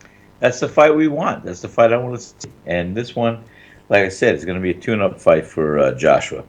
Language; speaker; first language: English; native; English